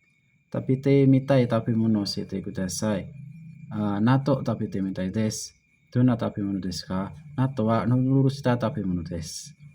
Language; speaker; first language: Japanese; non-native, learner; Indonesian